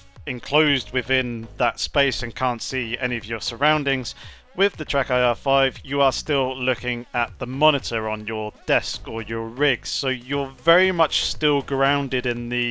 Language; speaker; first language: English; native; English